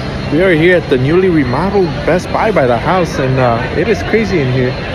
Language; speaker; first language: English; early bilingual, other home language; Spanish